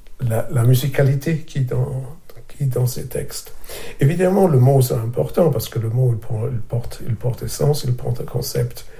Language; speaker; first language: French; non-native, fluent; German